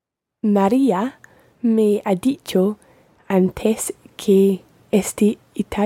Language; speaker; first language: Spanish; non-native, learner; English